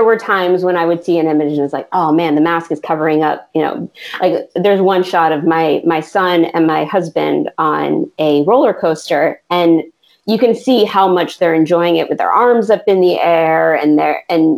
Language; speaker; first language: English; native; English